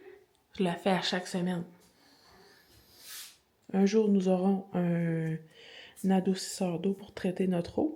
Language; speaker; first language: French; native; French